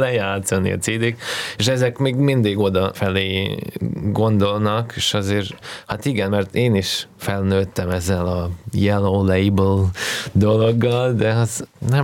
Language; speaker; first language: Hungarian; non-native, fluent; Russian